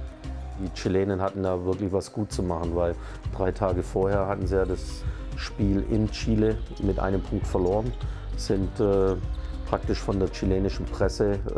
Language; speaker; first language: German; native; German